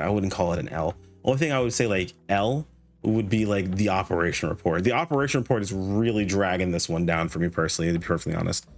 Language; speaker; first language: English; native; English